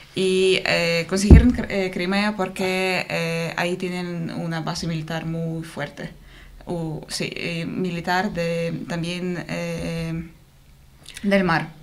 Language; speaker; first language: Spanish; non-native, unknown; Ukrainian